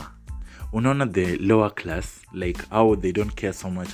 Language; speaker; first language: English; non-native, local second language; Swahili